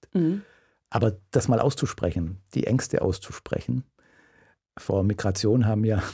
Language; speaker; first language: German; native; German